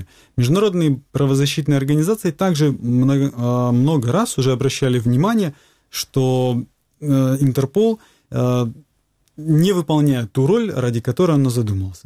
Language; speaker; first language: Russian; native; Russian